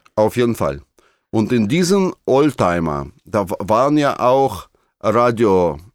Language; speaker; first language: German; non-native, fluent; Russian